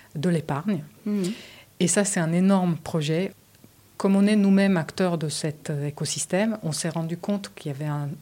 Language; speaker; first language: French; early bilingual, other home language; Romanian